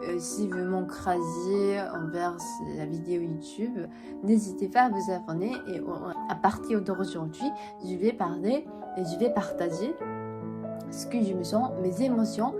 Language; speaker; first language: French; non-native, fluent; Japanese